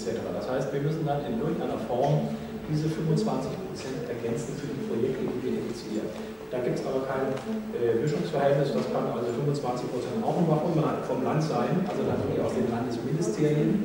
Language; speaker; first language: German; native; German